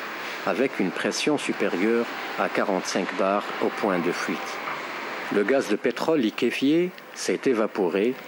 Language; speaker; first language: French; non-native, local second language; Arabic